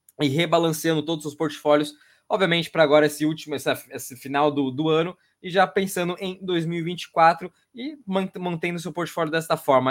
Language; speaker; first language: Portuguese; native; Portuguese